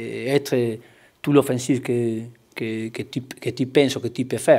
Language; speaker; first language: French; non-native, learner; Spanish